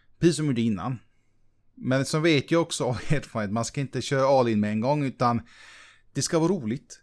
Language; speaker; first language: Swedish; native; Swedish